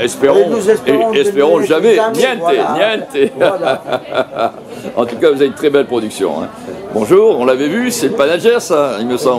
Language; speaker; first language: French; native; French